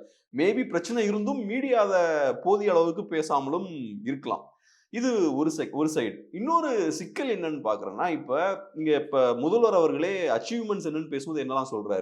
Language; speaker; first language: Tamil; native; Tamil